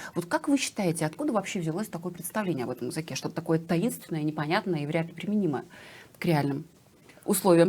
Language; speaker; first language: Russian; native; Russian